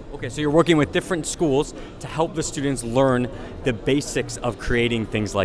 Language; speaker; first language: English; native; English